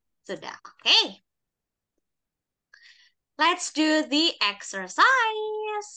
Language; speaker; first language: English; non-native, fluent; Indonesian